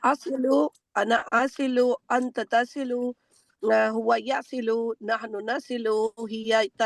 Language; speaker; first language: Arabic; non-native, learner; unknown